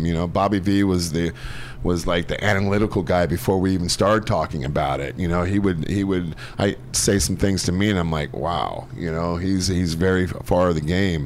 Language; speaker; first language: English; native; English